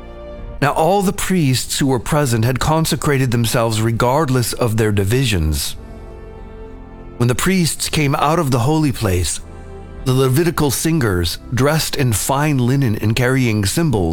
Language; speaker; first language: English; native; English